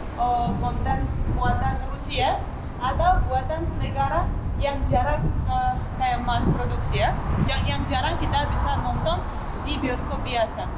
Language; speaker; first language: Indonesian; non-native, fluent; Russian